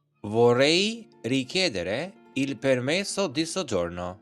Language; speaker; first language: Italian; non-native, fluent; Albanian